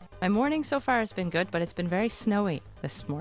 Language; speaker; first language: English; native; English